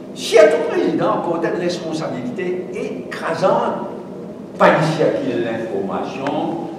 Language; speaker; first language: French; non-native, local second language; Morisyen